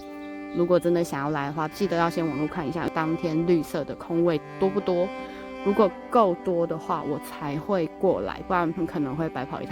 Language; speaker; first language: Chinese; native; Chinese